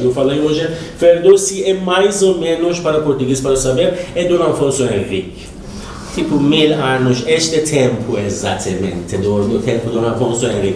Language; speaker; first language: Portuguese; non-native, learner; Persian